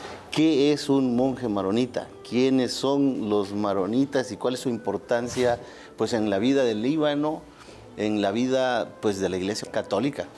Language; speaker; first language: Spanish; native; Spanish